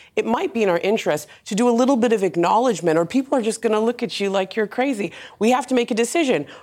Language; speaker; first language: English; native; English